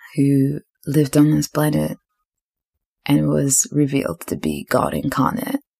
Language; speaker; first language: English; native; English